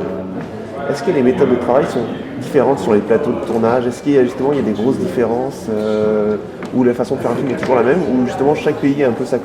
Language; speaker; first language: French; native; French